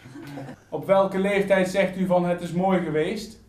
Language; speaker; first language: Dutch; native; Dutch